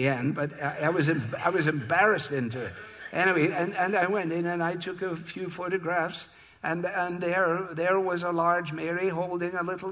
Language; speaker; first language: English; native; English